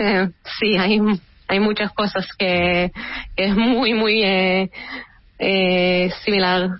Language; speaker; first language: Spanish; early bilingual, heritage; Hebrew